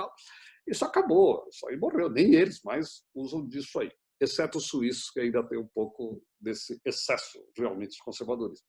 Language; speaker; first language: Portuguese; native; Portuguese